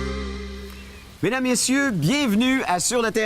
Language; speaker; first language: French; native; French